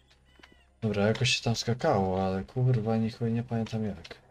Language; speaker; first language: Polish; native; Polish